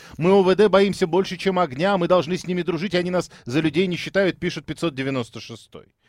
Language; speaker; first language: Russian; native; Russian